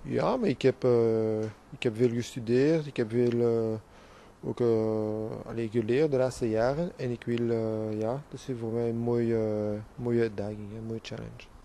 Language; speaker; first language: Dutch; non-native, local second language; French